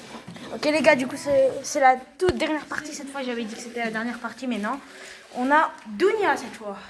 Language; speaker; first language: French; native; French